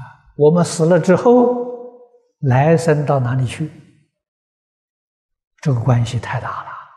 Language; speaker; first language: Chinese; native; Chinese